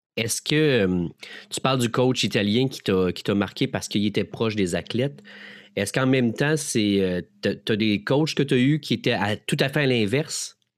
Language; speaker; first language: French; native; French